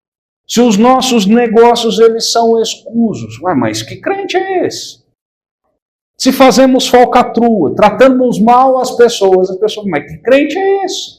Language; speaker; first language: Portuguese; native; Portuguese